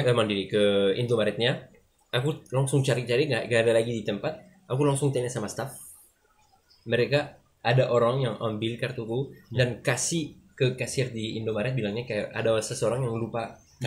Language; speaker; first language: Indonesian; non-native, learner; French